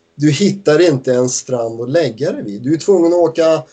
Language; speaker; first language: Swedish; native; Swedish